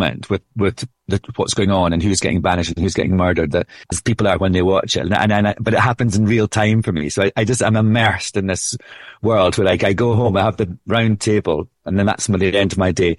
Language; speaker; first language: English; native; English